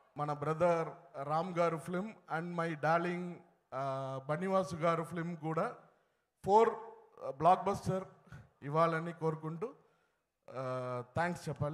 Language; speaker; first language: Telugu; non-native, learner; Tamil